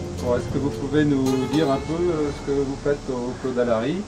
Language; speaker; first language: French; native; French